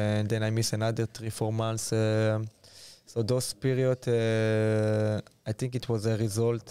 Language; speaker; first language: English; non-native, fluent; Hebrew